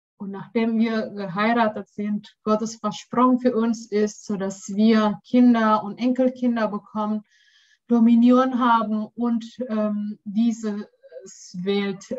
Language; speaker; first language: German; non-native, learner; Indonesian